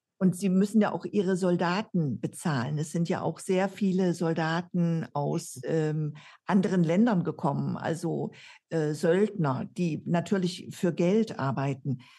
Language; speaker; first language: German; native; German